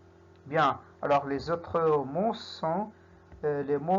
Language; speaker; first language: French; non-native, local second language; Arabic